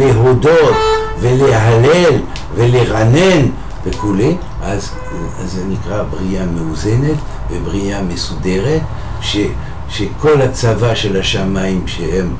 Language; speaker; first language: Hebrew; non-native, fluent; French